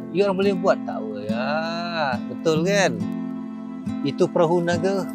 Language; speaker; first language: Malay; non-native, local second language; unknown